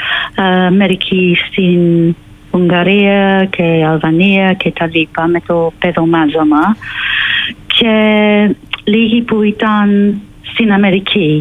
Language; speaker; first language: Greek; non-native, fluent; English